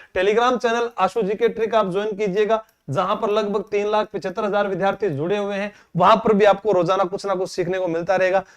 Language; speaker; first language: Hindi; native; Hindi